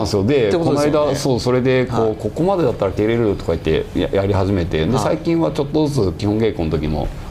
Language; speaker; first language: Japanese; native; Japanese